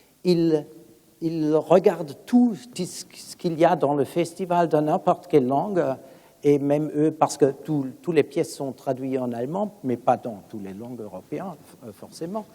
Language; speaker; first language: French; non-native, fluent; German